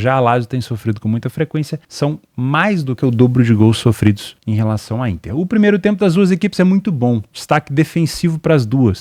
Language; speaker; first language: Portuguese; native; Portuguese